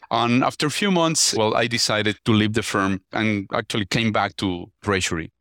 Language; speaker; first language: English; non-native, fluent; Spanish